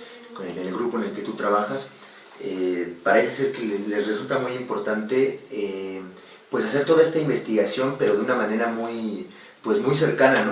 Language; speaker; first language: Spanish; native; Spanish